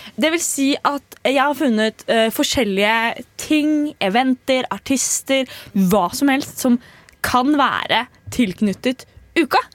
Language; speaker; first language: Norwegian; native; Norwegian